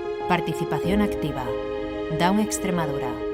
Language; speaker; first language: Spanish; native; Spanish